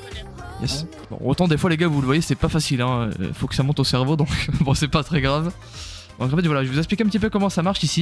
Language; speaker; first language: French; native; French